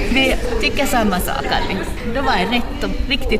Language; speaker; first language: Swedish; native; Swedish